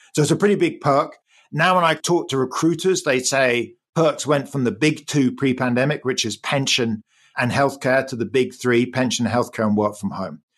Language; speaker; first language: English; native; English